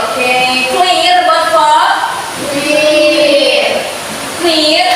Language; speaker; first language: English; non-native, learner; Indonesian